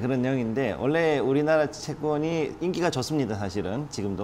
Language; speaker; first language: Korean; native; Korean